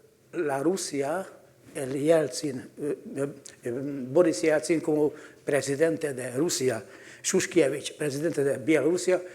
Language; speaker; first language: Spanish; non-native, fluent; Hungarian